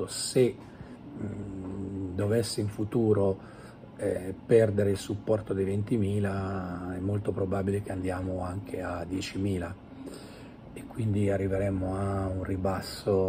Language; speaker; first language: Italian; native; Italian